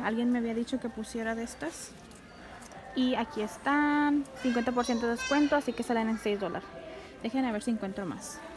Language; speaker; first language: Spanish; early bilingual, heritage; Spanish